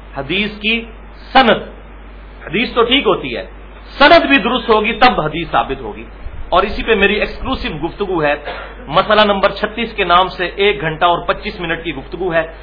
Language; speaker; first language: Urdu; non-native, local second language; Punjabi